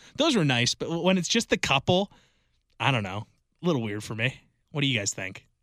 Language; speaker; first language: English; native; English